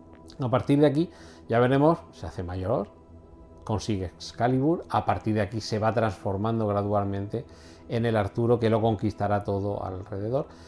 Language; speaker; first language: Spanish; native; Spanish